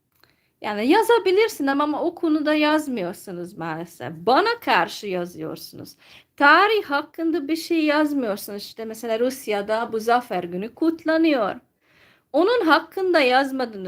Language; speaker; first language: Turkish; non-native, fluent; Hungarian